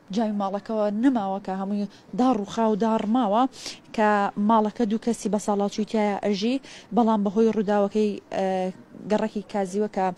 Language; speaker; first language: Central Kurdish; native; Central Kurdish